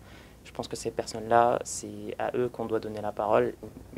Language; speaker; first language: French; early bilingual, other home language; Arabic